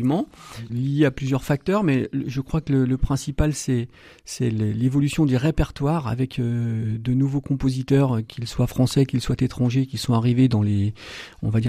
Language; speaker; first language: French; native; French